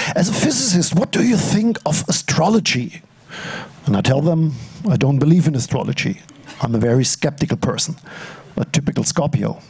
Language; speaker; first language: English; non-native, fluent; German